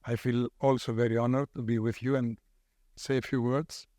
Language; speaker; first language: English; non-native, fluent; Greek